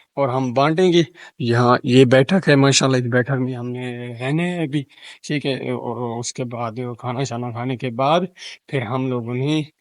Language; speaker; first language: Urdu; non-native, local second language; Punjabi